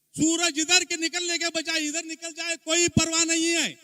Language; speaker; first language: Hindi; non-native, local second language; Marathi